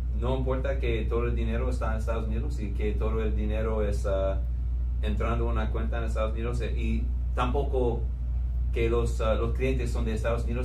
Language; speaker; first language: Spanish; non-native, fluent; English